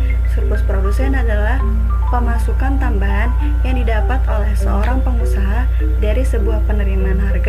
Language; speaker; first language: Indonesian; native; Indonesian